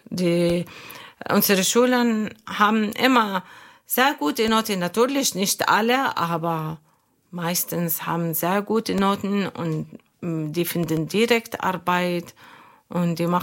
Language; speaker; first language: German; non-native, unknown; Arabic